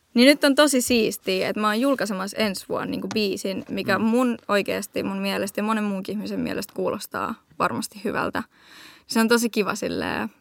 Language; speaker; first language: Finnish; early bilingual, heritage; Finnish